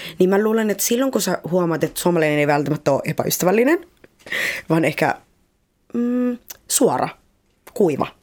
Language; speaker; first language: Finnish; early bilingual, other home language; Spanish